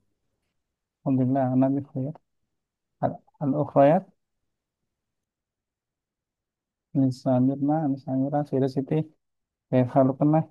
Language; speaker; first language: Arabic; non-native, fluent; Indonesian